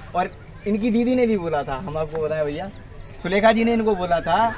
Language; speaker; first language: Hindi; native; Hindi